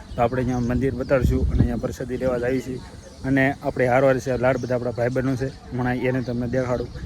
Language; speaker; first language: Gujarati; native; Gujarati